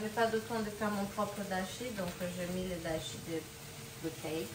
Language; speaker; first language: French; non-native, learner; Japanese